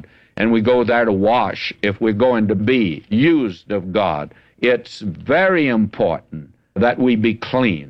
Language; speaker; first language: English; native; English